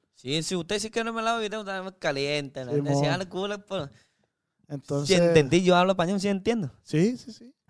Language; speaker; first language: Spanish; non-native, fluent; Chinese